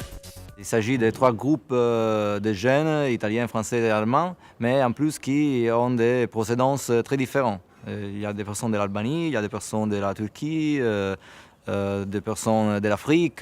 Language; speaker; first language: French; non-native, fluent; Italian